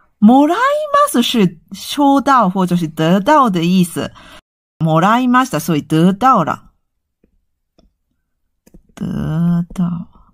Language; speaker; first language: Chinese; non-native, fluent; Japanese